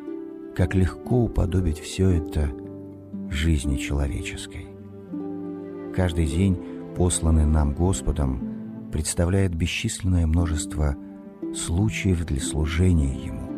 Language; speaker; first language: Russian; native; Russian